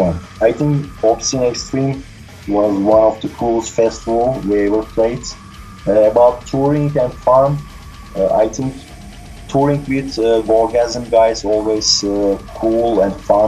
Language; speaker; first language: English; non-native, learner; Turkish